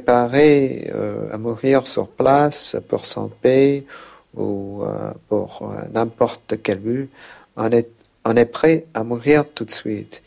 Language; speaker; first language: French; non-native, fluent; English